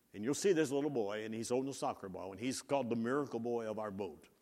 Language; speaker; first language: English; native; English